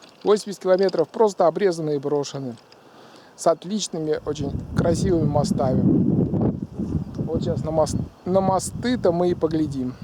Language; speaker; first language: Russian; native; Russian